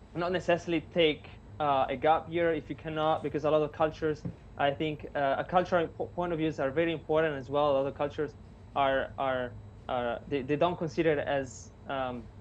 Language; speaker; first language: English; non-native, fluent; Italian